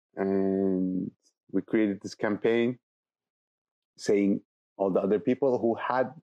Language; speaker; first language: English; non-native, fluent; Turkish